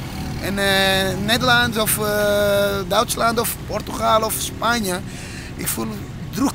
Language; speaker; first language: Dutch; non-native, learner; Portuguese